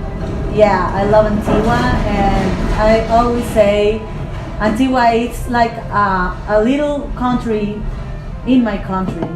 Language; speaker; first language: English; non-native, learner; Spanish